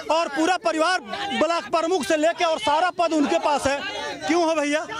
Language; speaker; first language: Hindi; native; Hindi